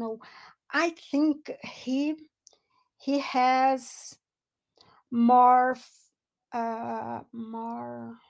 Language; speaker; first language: English; non-native, learner; Portuguese